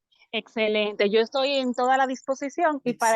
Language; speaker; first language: Spanish; native; Spanish